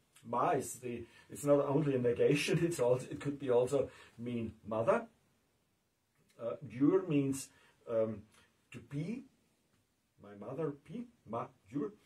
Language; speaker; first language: English; non-native, fluent; German